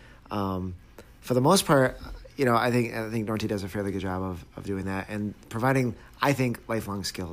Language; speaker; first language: English; native; English